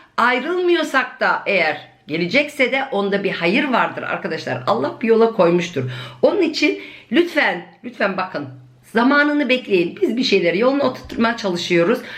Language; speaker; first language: Turkish; early bilingual, heritage; Turkish